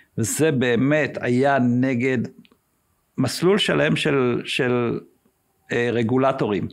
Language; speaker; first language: Hebrew; native; Hebrew